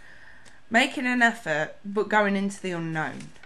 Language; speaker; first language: English; native; English